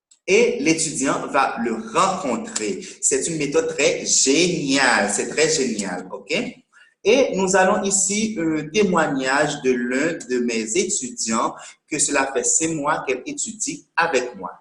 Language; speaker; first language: French; non-native, local second language; Haitian Creole